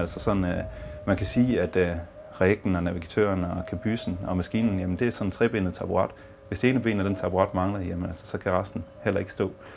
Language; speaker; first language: Danish; native; Danish